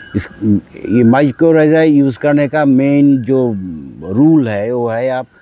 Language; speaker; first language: Hindi; non-native, local second language; Bangla